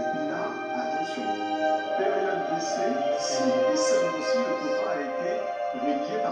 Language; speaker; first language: French; native; French